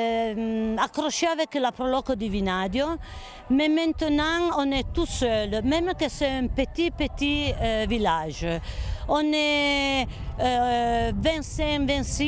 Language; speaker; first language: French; non-native, learner; Italian